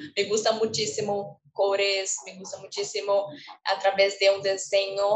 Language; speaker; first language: Spanish; non-native, learner; Portuguese